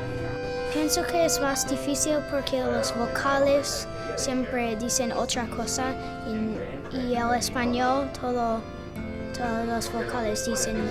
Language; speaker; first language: Spanish; non-native, learner; English